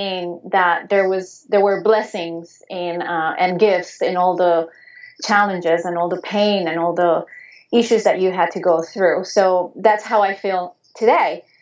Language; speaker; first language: English; non-native, fluent; Spanish